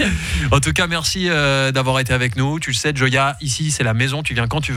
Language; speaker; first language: French; native; French